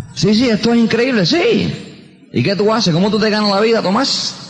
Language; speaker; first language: Spanish; early bilingual, heritage; Spanish